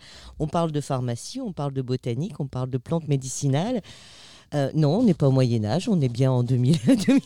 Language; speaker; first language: French; native; French